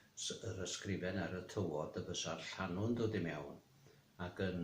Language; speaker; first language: Welsh; native; Welsh